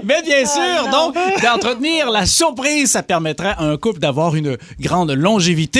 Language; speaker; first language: French; native; French